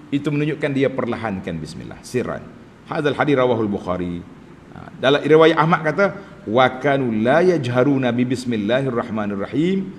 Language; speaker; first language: Malay; native; Malay